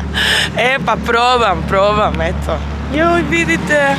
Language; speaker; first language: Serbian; early bilingual, heritage; Serbian